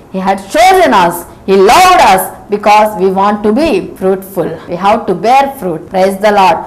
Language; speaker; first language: English; non-native, local second language; Telugu